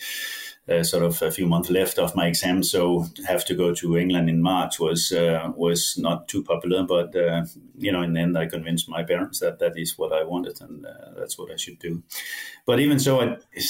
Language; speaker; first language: English; non-native, fluent; Danish